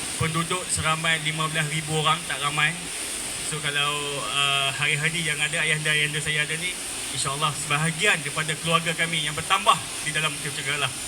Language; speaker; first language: Malay; native; Malay